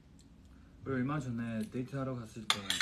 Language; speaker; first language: Korean; non-native, fluent; Chinese